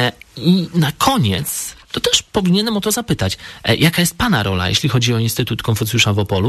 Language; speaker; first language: Polish; native; Polish